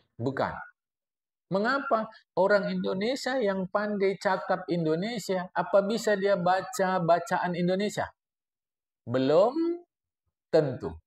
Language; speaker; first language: Indonesian; native; Indonesian